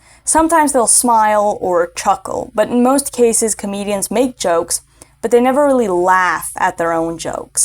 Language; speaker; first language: English; native; English